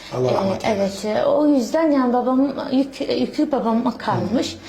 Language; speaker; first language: Turkish; early bilingual, heritage; Arabic